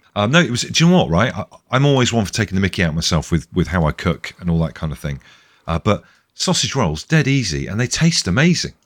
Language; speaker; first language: English; native; English